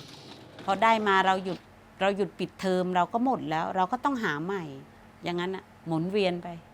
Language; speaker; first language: Thai; native; Thai